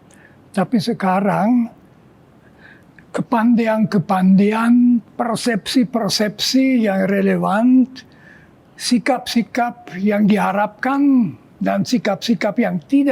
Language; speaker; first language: Indonesian; non-native, fluent; German